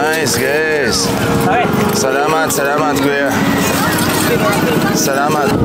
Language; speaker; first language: Filipino; non-native, learner; Arabic